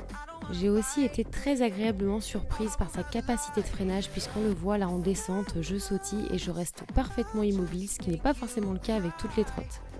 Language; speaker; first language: French; native; French